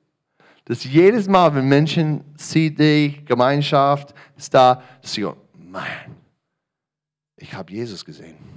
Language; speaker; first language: German; non-native, learner; English